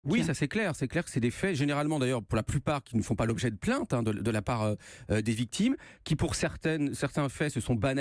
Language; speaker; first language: French; native; French